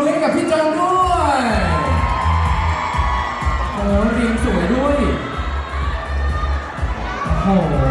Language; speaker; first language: Thai; native; Thai